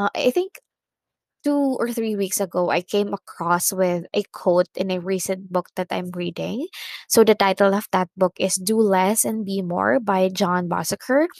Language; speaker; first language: English; non-native, local second language; Filipino